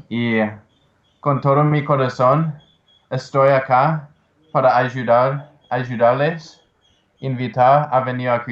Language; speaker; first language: Spanish; non-native, learner; English